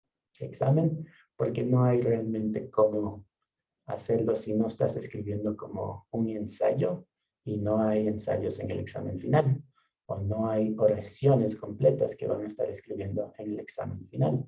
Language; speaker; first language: Spanish; non-native, fluent; English